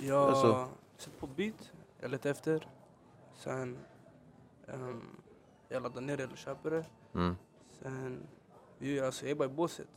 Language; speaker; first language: Swedish; early bilingual, other home language; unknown